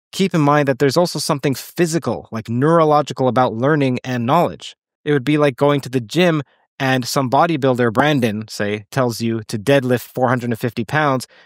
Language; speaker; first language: English; native; English